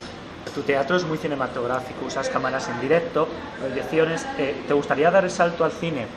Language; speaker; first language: Spanish; native; Spanish